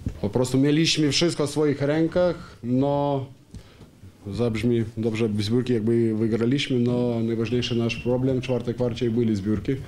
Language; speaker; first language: Polish; non-native, learner; Ukrainian